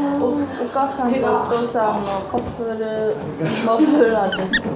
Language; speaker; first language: Japanese; non-native, learner; Korean